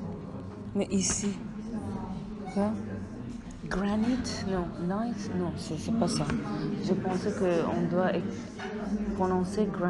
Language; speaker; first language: French; non-native, learner; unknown